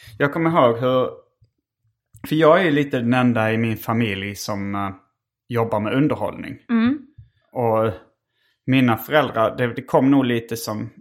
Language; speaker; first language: Swedish; native; Swedish